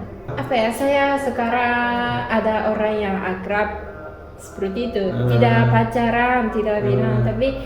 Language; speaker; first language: Indonesian; non-native, learner; Japanese